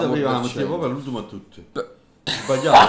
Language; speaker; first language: Italian; native; Italian